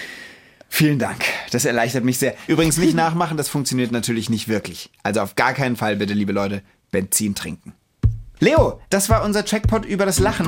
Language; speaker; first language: German; native; German